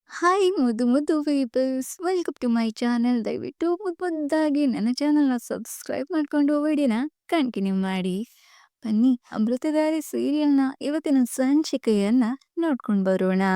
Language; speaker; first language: Kannada; native; Kannada